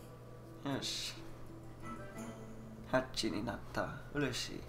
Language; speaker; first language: Japanese; non-native, learner; English